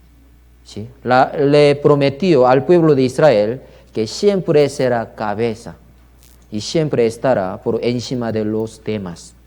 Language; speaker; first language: Spanish; non-native, learner; Korean